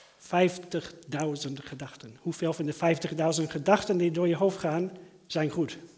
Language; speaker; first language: Dutch; non-native, fluent; English